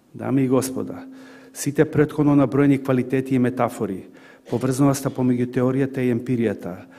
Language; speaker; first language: Macedonian; native; Macedonian